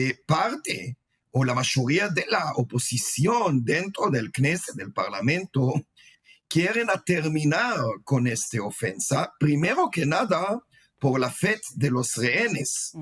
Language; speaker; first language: Spanish; non-native, fluent; Hebrew